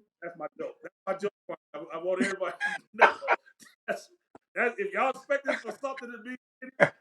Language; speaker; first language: English; native; English